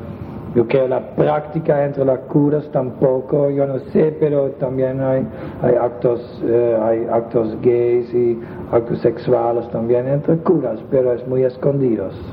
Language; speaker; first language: Spanish; non-native, fluent; Dutch